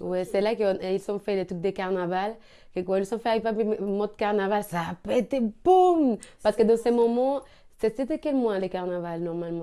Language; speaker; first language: French; non-native, learner; Spanish